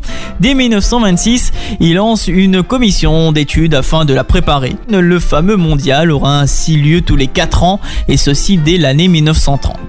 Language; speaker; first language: French; native; French